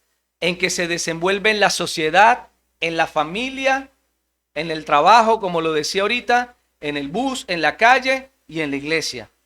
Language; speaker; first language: Spanish; native; Spanish